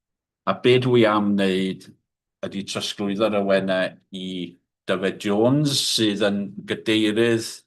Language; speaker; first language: Welsh; native; Welsh